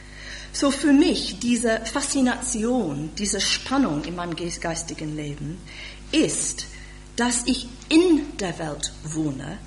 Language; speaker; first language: German; non-native, fluent; English